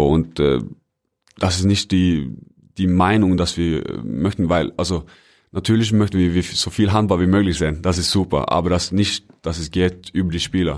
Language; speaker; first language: German; non-native, fluent; Norwegian